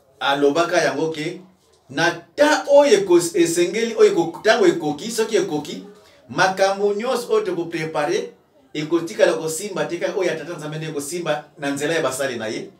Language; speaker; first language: Lingala; non-native, local second language; Kongo